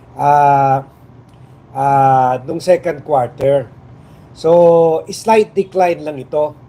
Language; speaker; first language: Filipino; non-native, local second language; Chavacano